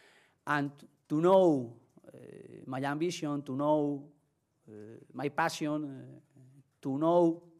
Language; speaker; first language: English; non-native, learner; Spanish